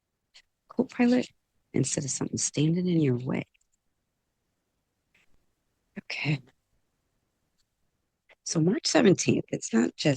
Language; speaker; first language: English; native; English